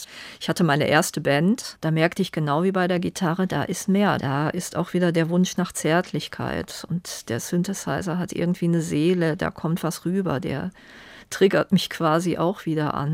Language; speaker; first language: German; native; German